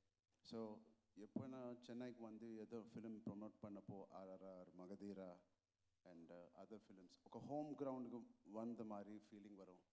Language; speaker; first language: Tamil; non-native, local second language; Telugu